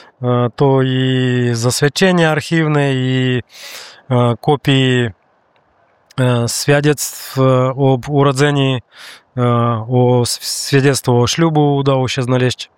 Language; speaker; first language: Polish; non-native, learner; Russian